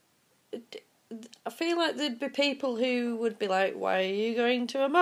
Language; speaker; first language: English; native; English